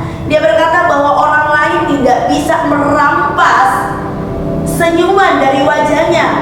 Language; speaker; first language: Indonesian; native; Indonesian